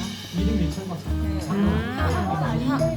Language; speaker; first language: Korean; non-native, fluent; Vietnamese